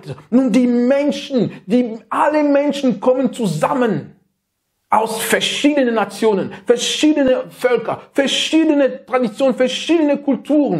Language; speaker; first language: German; non-native, learner; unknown